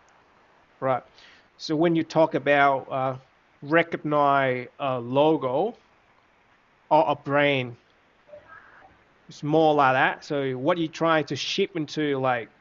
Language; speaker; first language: English; non-native, fluent; Vietnamese